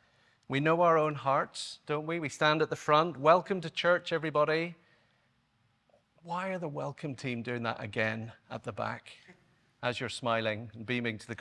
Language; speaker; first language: English; native; English